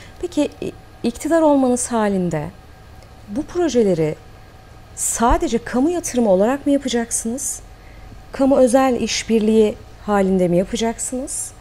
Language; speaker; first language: Turkish; native; Turkish